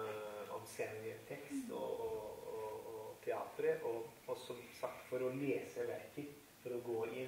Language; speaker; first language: Norwegian; non-native, fluent; Italian